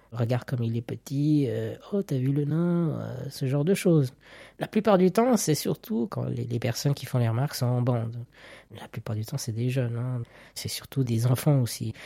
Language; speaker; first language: French; native; French